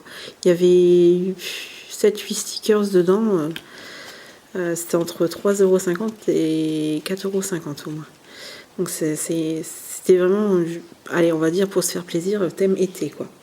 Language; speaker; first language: French; native; French